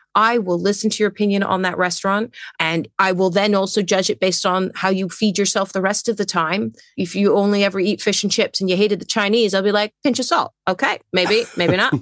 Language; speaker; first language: English; native; English